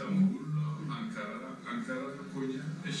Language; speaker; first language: Turkish; non-native, learner; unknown